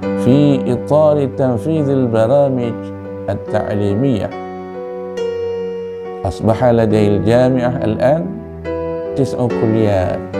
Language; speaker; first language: Arabic; non-native, fluent; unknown